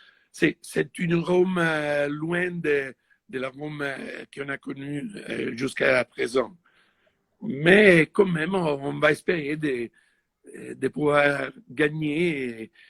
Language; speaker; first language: French; non-native, fluent; Italian